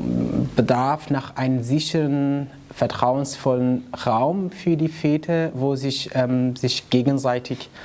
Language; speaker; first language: German; non-native, fluent; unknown